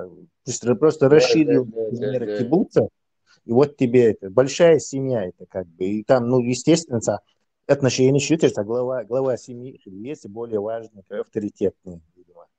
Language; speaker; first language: Russian; non-native, local second language; Chechen